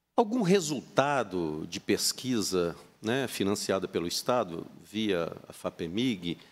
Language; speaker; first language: Portuguese; native; Portuguese